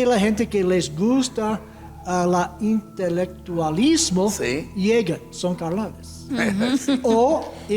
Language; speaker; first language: Spanish; non-native, fluent; English